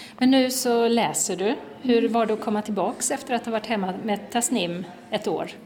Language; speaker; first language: Swedish; native; Swedish